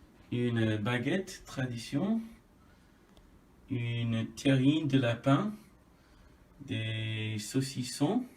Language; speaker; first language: French; non-native, fluent; English